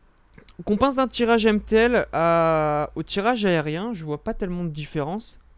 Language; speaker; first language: French; native; French